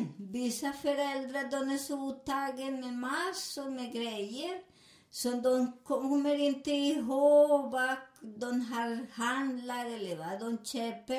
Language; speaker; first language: Swedish; non-native, fluent; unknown